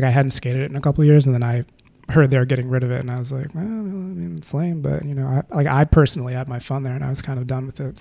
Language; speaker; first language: English; native; English